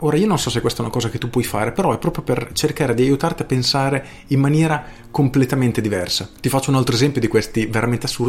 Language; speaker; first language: Italian; native; Italian